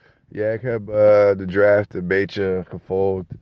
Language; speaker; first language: Dutch; non-native, learner; English